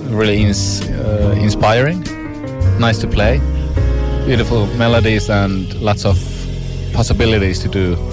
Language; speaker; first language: English; non-native, fluent; Norwegian